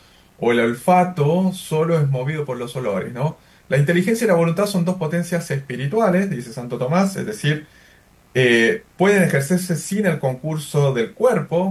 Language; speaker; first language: Spanish; native; Spanish